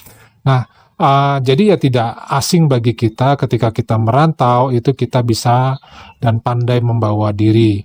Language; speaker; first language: Indonesian; native; Indonesian